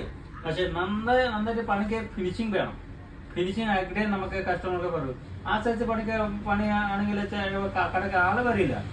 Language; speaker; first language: Malayalam; non-native, learner; Hindi